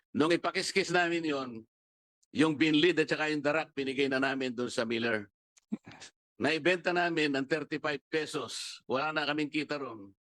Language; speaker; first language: Filipino; non-native, local second language; Pampanga